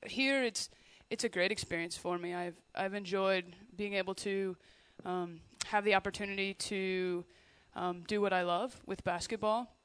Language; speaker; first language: English; native; English